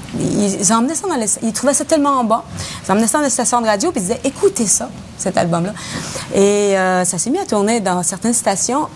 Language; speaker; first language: French; native; French